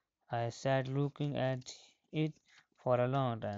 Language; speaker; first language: English; non-native, local second language; Kashmiri